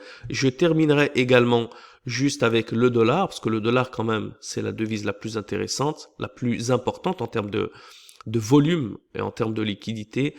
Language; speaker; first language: French; native; French